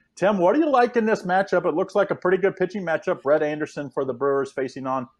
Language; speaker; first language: English; native; English